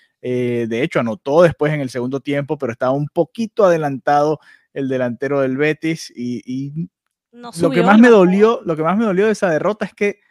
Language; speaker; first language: Spanish; native; Spanish